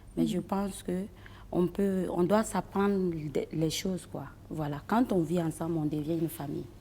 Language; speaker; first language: French; non-native, local second language; Fula